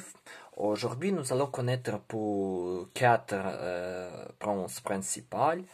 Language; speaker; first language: French; non-native, learner; Ukrainian